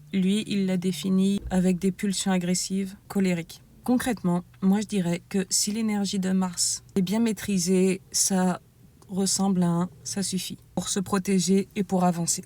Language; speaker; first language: French; native; French